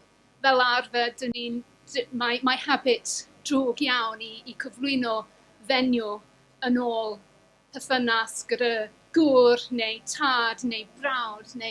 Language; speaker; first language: Welsh; non-native, fluent; English